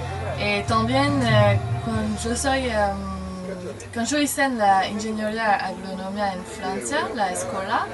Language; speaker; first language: Spanish; non-native, learner; French